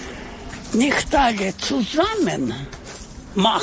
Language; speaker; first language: German; non-native, learner; Russian